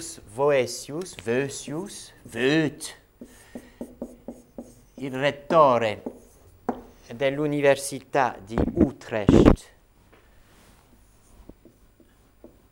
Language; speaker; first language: Italian; non-native, fluent; French